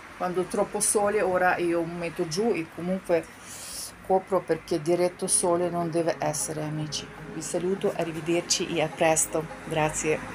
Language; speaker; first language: Italian; non-native, fluent; Ukrainian